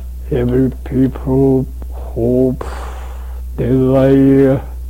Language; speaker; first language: English; non-native, learner; Japanese